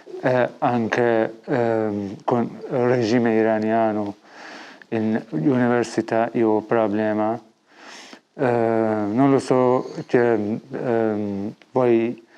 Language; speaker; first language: Italian; non-native, learner; Persian